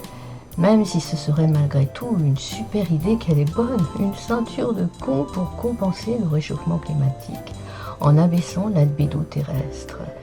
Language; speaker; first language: French; native; French